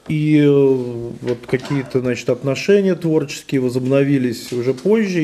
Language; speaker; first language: Russian; native; Russian